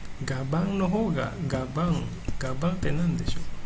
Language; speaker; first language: Japanese; non-native, fluent; Indonesian